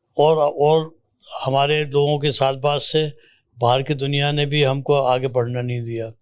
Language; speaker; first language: Urdu; native; Urdu